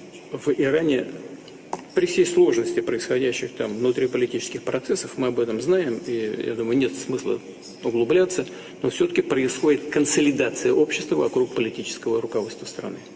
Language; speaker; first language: Russian; native; Russian